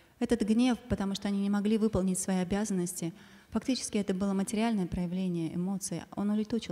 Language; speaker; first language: Russian; native; Russian